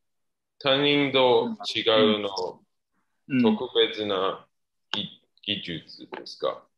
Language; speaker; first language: Japanese; non-native, learner; Chinese